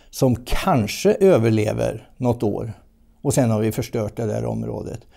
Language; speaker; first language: Swedish; native; Swedish